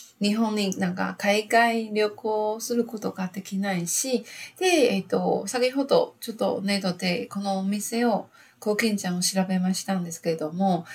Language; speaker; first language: Japanese; non-native, learner; Chinese